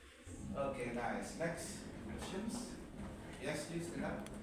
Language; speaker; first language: English; non-native, fluent; Indonesian